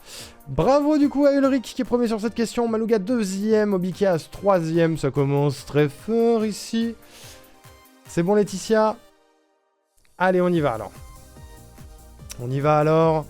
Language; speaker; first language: French; native; French